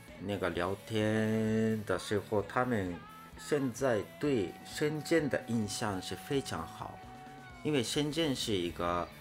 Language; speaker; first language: Chinese; non-native, fluent; Japanese